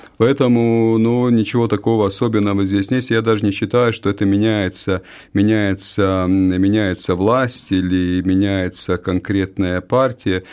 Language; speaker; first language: Russian; non-native, local second language; Latvian